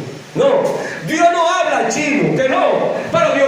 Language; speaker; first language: Spanish; native; Spanish